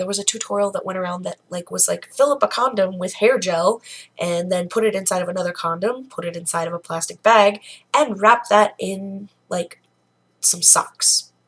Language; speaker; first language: English; native; English